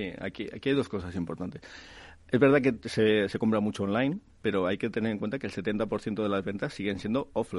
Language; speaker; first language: Spanish; native; Spanish